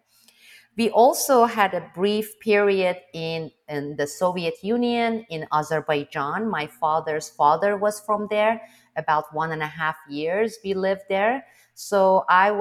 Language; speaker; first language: English; non-native, fluent; Turkish